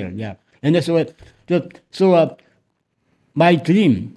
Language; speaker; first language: English; non-native, learner; Korean